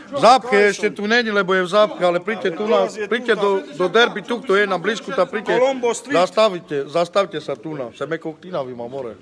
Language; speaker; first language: Slovak; non-native, local second language; Romany